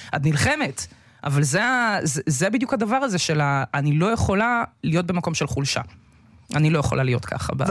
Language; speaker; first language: Hebrew; early bilingual, other home language; Russian